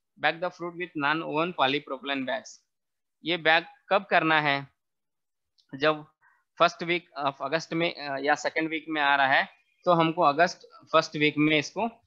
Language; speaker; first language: Hindi; non-native, local second language; Marathi